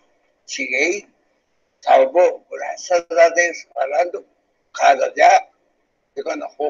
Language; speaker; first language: Portuguese; non-native, learner; Japanese